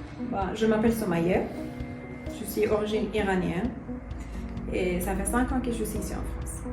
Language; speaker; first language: French; non-native, learner; Persian